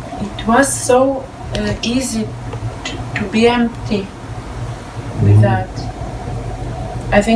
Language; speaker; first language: English; non-native, learner; Hebrew